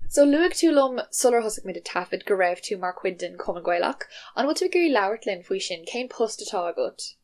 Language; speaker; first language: Irish; non-native, local second language; English